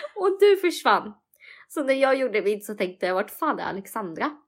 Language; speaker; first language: Swedish; early bilingual, other home language; Russian